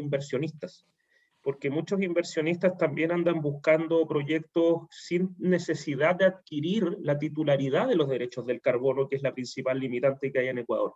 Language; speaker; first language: Spanish; native; Spanish